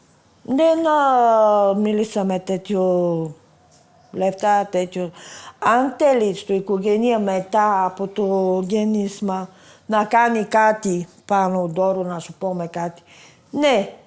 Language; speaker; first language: Greek; non-native, learner; Bulgarian